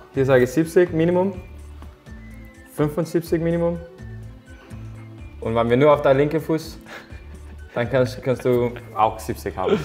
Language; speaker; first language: German; non-native, learner; Danish